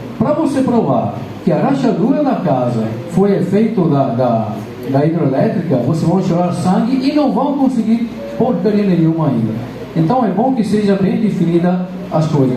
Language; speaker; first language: Portuguese; non-native, fluent; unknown